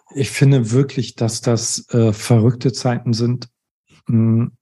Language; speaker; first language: German; native; German